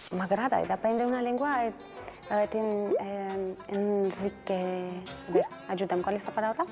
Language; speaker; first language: Catalan; non-native, learner; Spanish